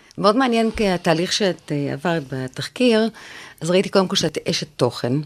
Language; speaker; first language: Hebrew; native; Hebrew